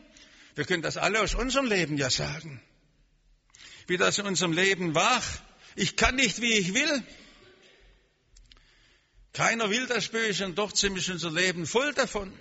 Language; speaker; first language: German; native; German